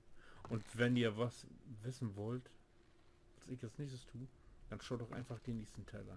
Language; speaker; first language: German; native; German